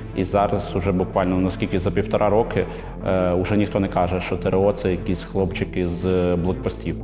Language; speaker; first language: Ukrainian; native; Ukrainian